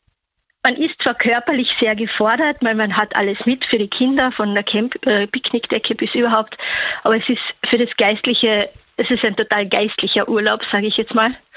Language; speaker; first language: German; native; German